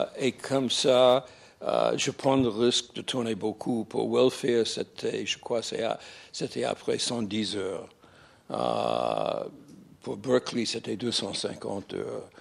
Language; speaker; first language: French; non-native, fluent; English